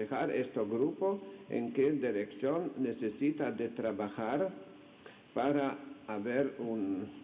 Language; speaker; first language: Spanish; non-native, fluent; Slovenian